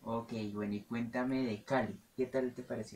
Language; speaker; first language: Spanish; native; Spanish